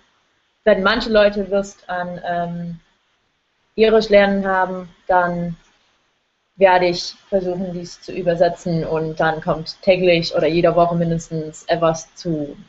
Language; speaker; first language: German; non-native, fluent; English